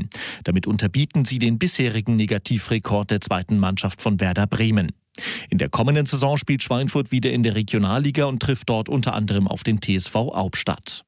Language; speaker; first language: German; native; German